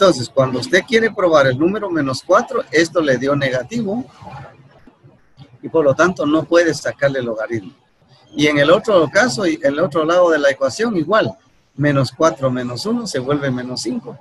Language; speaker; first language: Spanish; native; Spanish